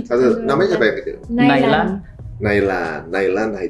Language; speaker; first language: Indonesian; native; Indonesian